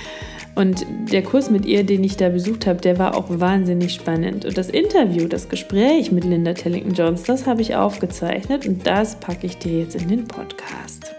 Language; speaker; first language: German; native; German